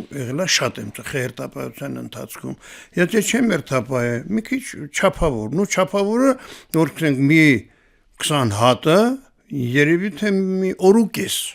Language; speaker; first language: Armenian; native; Armenian